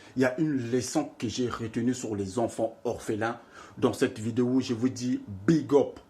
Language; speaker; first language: French; non-native, local second language; Lingala